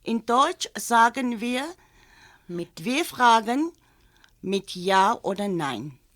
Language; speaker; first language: German; non-native, fluent; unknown